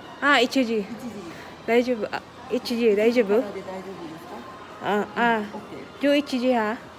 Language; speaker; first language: Japanese; non-native, learner; Filipino